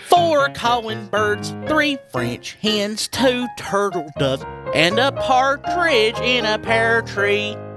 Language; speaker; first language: English; native; English